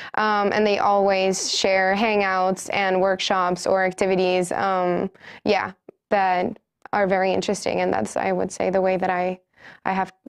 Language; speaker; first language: English; non-native, fluent; Spanish